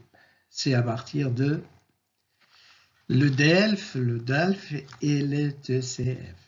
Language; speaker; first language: French; non-native, fluent; Arabic